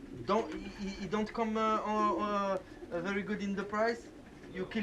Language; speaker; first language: English; non-native, learner; French